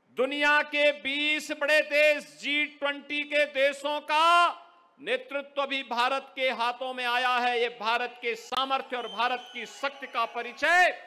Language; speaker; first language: Hindi; native; Hindi